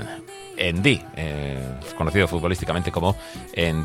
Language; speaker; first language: Spanish; native; Spanish